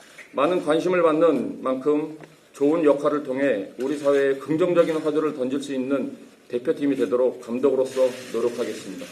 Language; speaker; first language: Korean; native; Korean